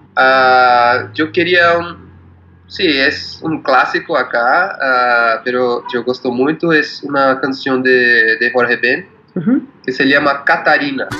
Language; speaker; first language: Spanish; non-native, learner; Portuguese